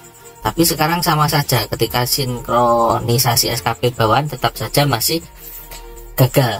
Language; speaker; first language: Indonesian; native; Indonesian